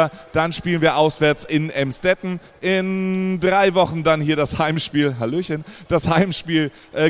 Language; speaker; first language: German; native; German